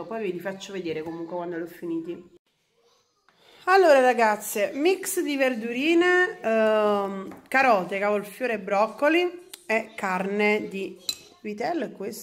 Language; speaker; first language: Italian; native; Italian